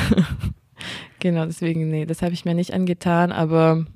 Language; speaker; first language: German; non-native, fluent; French